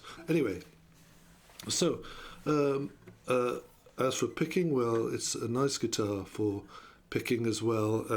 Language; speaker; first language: English; native; English